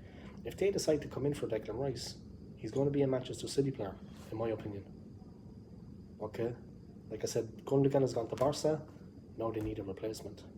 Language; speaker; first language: English; native; English